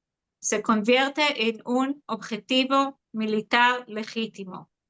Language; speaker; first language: Spanish; non-native, fluent; Hebrew